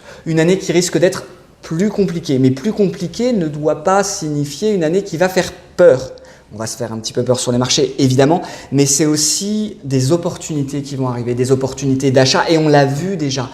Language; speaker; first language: French; native; French